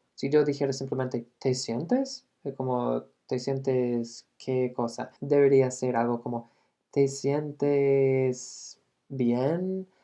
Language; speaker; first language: Spanish; non-native, fluent; English